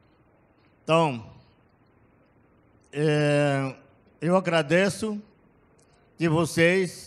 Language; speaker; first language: Portuguese; non-native, local second language; Yanomámi